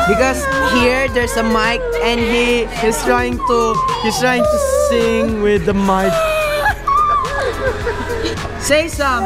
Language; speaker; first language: English; non-native, learner; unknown